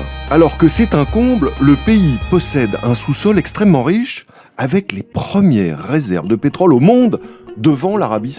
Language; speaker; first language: French; native; French